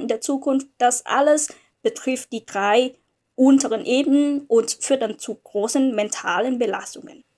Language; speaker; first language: German; non-native, fluent; Vietnamese